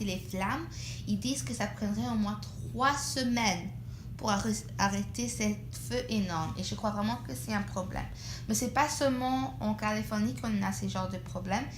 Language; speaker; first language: French; non-native, fluent; English